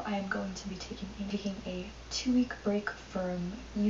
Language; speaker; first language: English; native; English